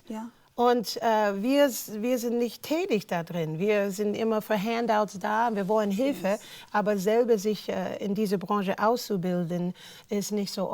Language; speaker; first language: German; non-native, fluent; English